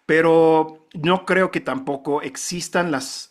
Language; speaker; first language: Spanish; native; Spanish